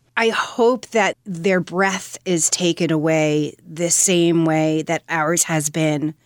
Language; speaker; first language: English; native; English